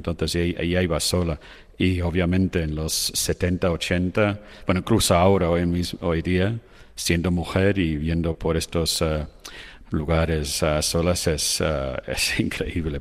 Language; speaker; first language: Spanish; non-native, fluent; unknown